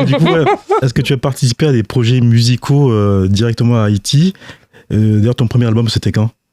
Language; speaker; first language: French; native; French